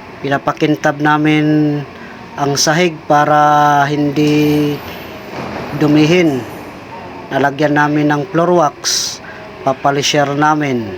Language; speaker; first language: Filipino; native; Filipino